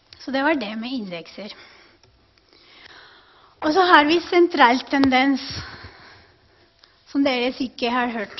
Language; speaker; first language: Norwegian; non-native, fluent; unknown